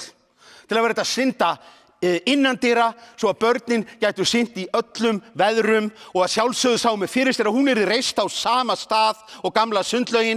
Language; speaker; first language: Icelandic; native; Icelandic